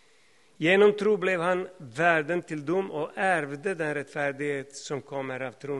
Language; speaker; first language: Swedish; non-native, fluent; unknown